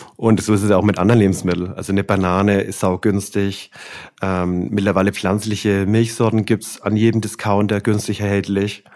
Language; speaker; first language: German; native; German